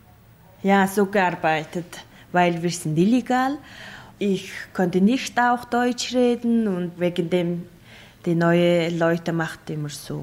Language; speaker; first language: German; non-native, learner; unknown